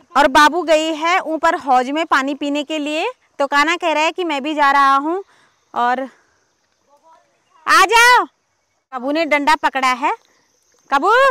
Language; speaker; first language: Hindi; non-native, local second language; Garhwali